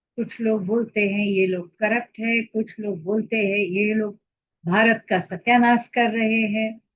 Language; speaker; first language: Hindi; non-native, local second language; Marathi